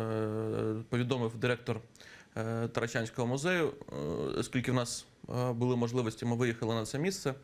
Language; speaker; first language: Ukrainian; native; Ukrainian